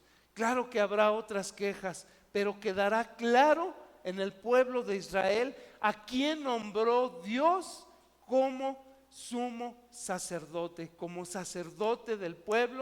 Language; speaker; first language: Spanish; native; Spanish